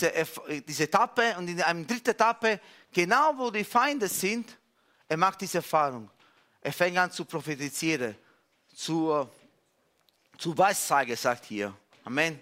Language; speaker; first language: German; non-native, fluent; Italian